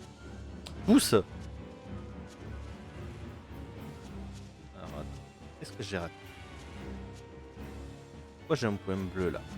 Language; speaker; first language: French; native; French